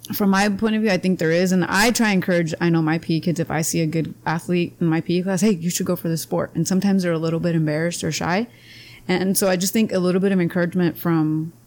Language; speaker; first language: English; native; English